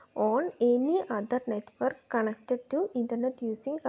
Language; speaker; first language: English; non-native, local second language; Malayalam